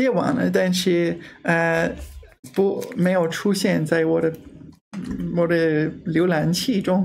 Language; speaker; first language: Chinese; non-native, learner; English